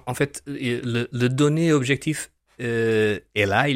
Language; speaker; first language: French; non-native, fluent; Portuguese